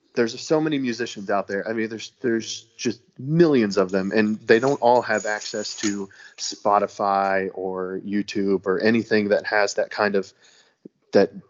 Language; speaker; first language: English; native; English